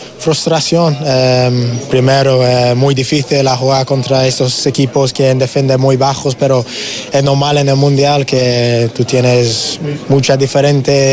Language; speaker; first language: Spanish; non-native, fluent; English